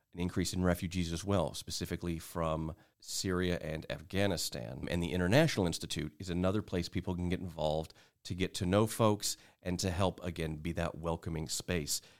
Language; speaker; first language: English; native; English